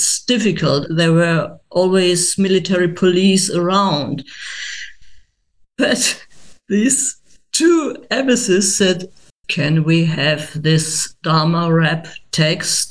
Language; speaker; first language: English; non-native, fluent; German